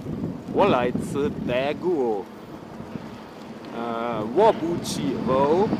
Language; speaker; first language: Chinese; non-native, learner; German